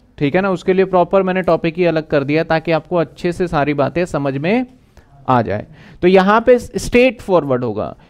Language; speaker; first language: Hindi; native; Hindi